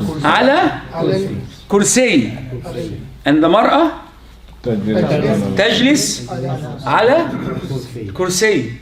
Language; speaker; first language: Arabic; non-native, fluent; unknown